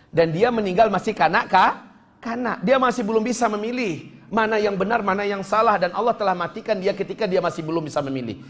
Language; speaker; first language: Indonesian; non-native, local second language; Minangkabau